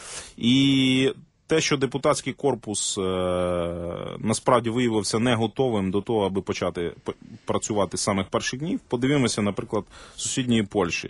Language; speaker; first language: Ukrainian; native; Ukrainian